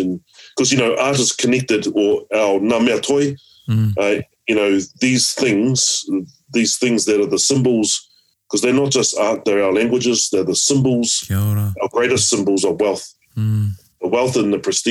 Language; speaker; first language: English; native; English